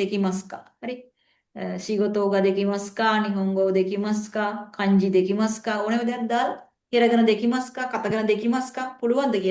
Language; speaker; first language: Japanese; non-native, fluent; Sinhala